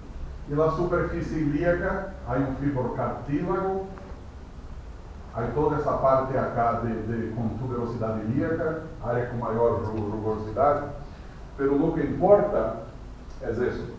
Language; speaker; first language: Spanish; non-native, fluent; Portuguese